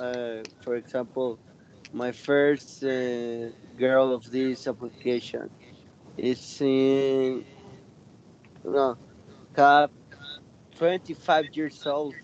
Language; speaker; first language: English; non-native, learner; Spanish